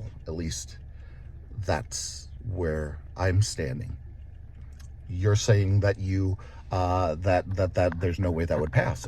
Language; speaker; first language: English; native; English